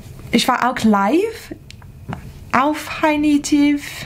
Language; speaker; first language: German; non-native, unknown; English